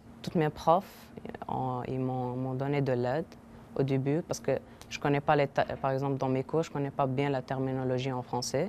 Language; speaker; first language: French; non-native, fluent; Arabic